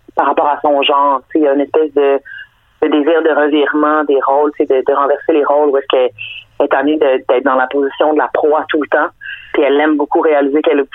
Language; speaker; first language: French; early bilingual, other home language; Danish